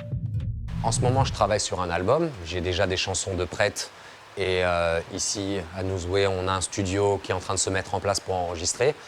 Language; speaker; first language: French; native; French